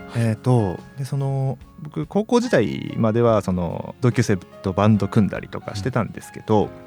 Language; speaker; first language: Japanese; native; Japanese